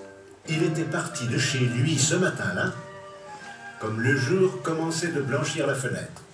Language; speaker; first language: French; native; French